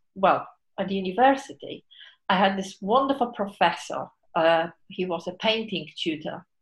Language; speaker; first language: English; non-native, fluent; Polish